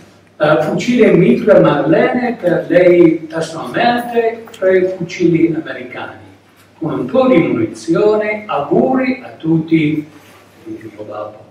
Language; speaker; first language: Italian; non-native, learner; English